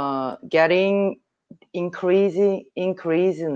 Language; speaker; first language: English; non-native, learner; Korean